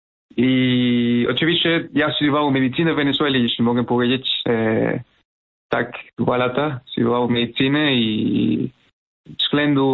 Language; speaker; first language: Polish; non-native, fluent; Spanish